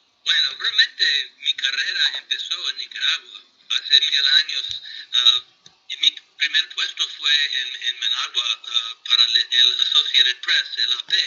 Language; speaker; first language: Spanish; non-native, fluent; English